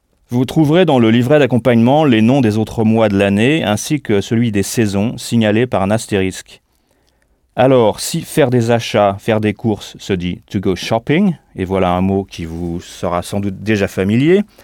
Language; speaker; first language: French; native; French